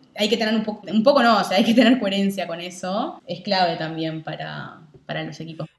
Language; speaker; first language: Spanish; native; Spanish